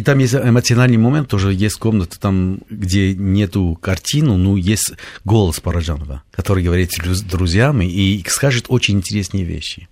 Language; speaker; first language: Russian; non-native, fluent; Armenian